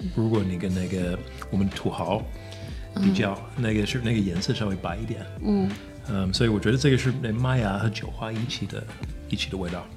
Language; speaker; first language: Chinese; non-native, fluent; English